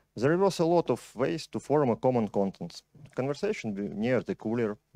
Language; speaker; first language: English; non-native, fluent; Ukrainian